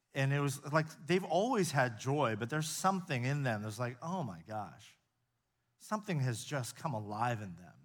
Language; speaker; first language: English; native; English